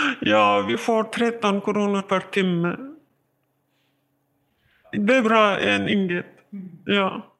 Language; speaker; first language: Swedish; non-native, learner; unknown